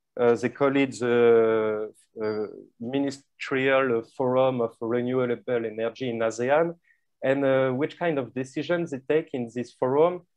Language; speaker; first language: English; non-native, fluent; French